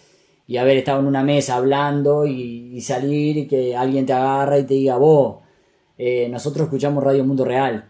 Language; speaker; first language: Spanish; native; Spanish